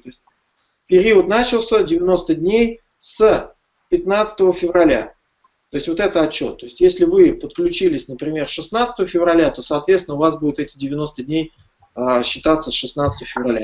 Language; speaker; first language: Russian; native; Russian